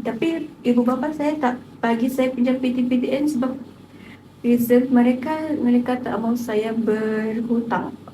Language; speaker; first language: Malay; native; Malay